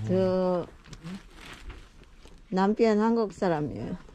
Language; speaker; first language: Korean; non-native, learner; Filipino